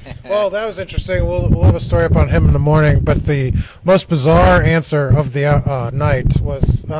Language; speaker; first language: English; native; English